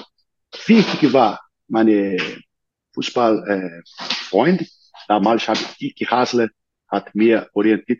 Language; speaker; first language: German; non-native, fluent; Portuguese